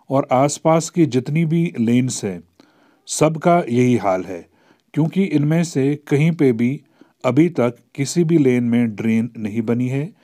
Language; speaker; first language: Urdu; non-native, local second language; Kashmiri